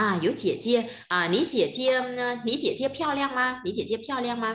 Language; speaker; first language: Chinese; non-native, fluent; Vietnamese